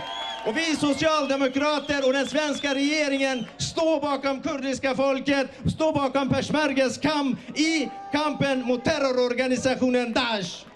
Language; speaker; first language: Swedish; early bilingual, other home language; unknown